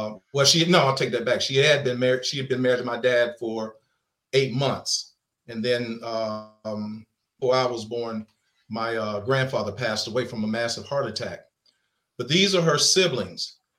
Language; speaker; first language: English; native; English